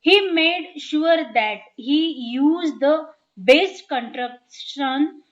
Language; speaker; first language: English; non-native, local second language; Marathi